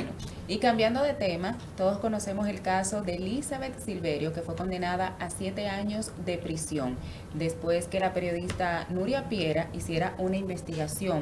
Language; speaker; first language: Spanish; native; Spanish